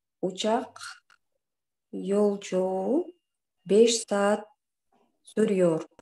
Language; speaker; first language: Turkish; non-native, learner; Kyrgyz